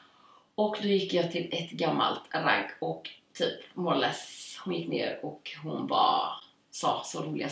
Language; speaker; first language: Swedish; native; Swedish